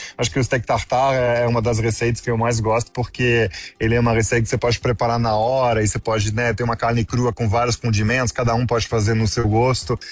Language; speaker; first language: Portuguese; non-native, fluent; French